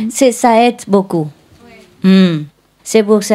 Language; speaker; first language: French; non-native, learner; Vietnamese